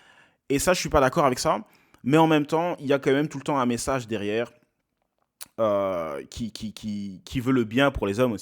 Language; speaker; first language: French; native; French